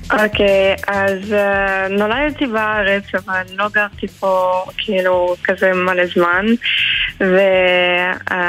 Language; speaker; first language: Hebrew; early bilingual, heritage; Hebrew